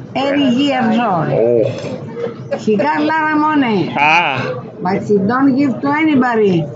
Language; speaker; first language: English; non-native, fluent; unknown